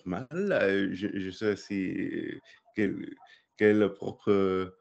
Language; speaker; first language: French; non-native, learner; English